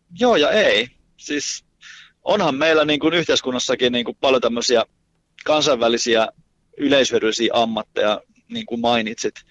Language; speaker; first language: Finnish; native; Finnish